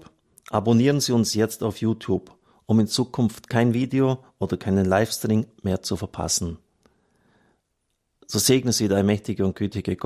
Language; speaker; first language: German; native; German